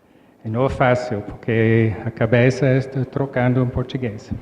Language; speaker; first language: Portuguese; non-native, learner; English